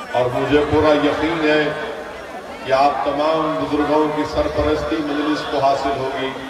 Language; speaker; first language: Urdu; native; Urdu